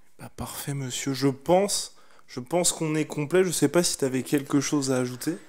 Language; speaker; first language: French; native; French